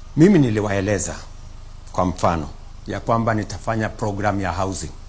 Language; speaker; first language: Swahili; non-native, local second language; Kalenjin